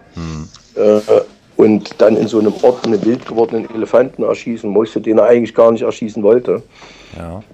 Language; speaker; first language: German; non-native, fluent; Czech